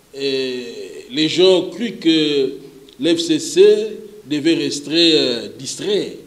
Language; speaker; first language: French; non-native, local second language; Lingala